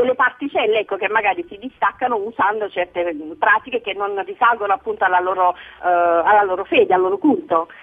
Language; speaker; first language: Italian; native; Italian